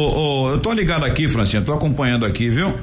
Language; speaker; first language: Portuguese; native; Portuguese